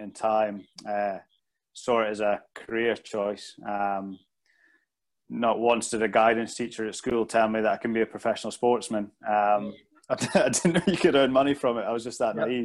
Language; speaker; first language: English; native; English